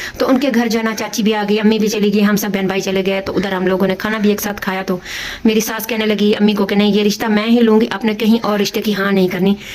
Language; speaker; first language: Hindi; native; Hindi